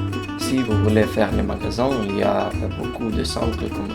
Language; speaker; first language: French; non-native, learner; Ukrainian